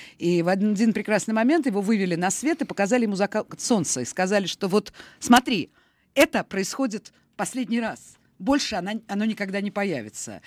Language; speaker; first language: Russian; native; Russian